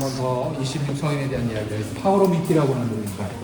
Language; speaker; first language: Korean; native; Korean